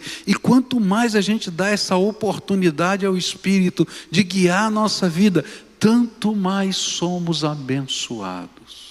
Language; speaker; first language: Portuguese; native; Portuguese